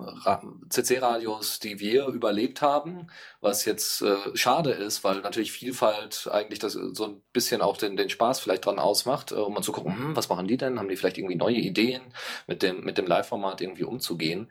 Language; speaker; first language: German; native; German